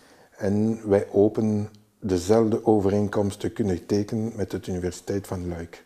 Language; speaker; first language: Dutch; non-native, local second language; French